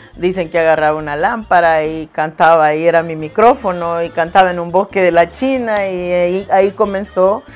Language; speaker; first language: Spanish; native; Spanish